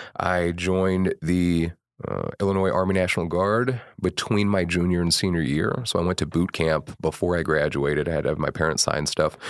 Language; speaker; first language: English; native; English